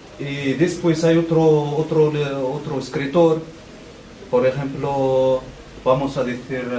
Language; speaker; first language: Spanish; non-native, fluent; Riffian